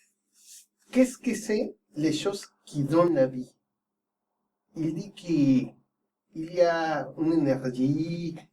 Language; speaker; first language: French; non-native, fluent; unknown